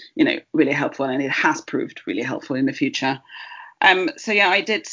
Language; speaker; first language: English; early bilingual, heritage; Spanish